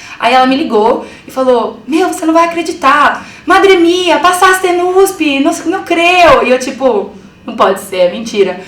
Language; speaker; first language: Portuguese; early bilingual, other home language; Spanish